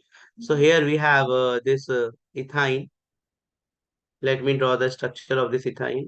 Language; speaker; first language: English; non-native, local second language; Hindi